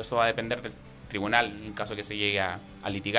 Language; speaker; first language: Spanish; native; Spanish